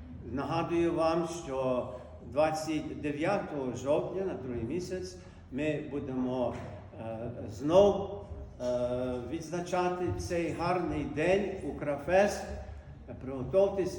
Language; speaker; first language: Ukrainian; native; Ukrainian